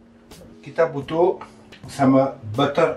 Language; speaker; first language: Indonesian; non-native, learner; French